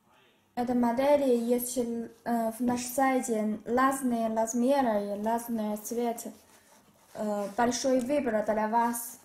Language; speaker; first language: Russian; non-native, learner; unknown